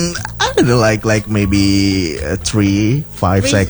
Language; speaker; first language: English; non-native, learner; Indonesian